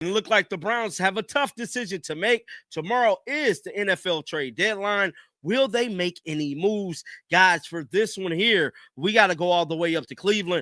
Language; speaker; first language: English; native; English